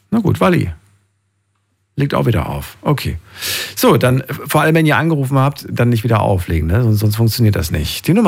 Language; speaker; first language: German; native; German